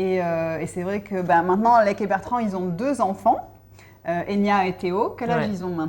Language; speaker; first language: French; native; French